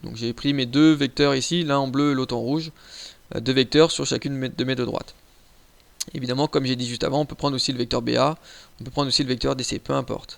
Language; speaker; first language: French; native; French